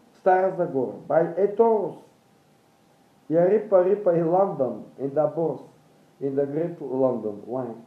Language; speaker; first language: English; non-native, learner; Bulgarian